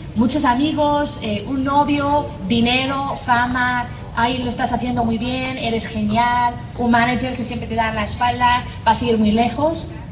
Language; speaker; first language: Spanish; non-native, fluent; English